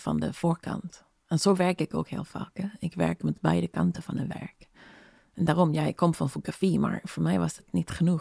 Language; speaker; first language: Dutch; non-native, fluent; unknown